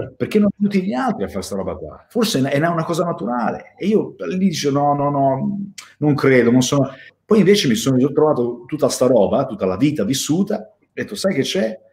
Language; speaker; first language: Italian; early bilingual, heritage; Italian